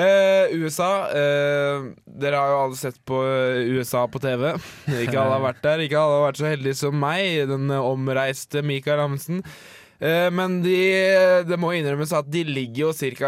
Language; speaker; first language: Norwegian; native; Norwegian